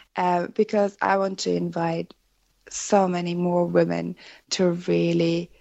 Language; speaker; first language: English; non-native, fluent; German